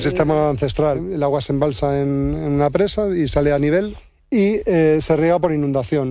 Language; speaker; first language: Spanish; native; Spanish